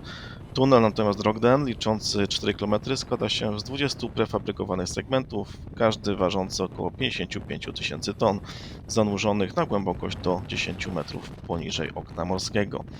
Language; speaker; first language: Polish; native; Polish